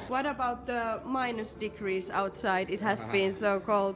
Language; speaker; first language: English; non-native, fluent; Finnish